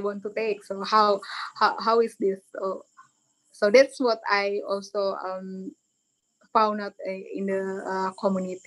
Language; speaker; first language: English; non-native, learner; Indonesian